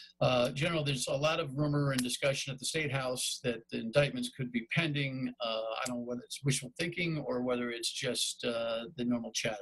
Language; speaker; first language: English; native; English